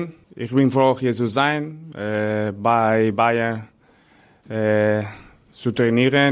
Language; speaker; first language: German; non-native, learner; Spanish